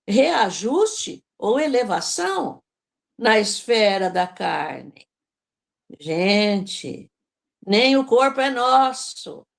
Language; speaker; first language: Portuguese; native; Portuguese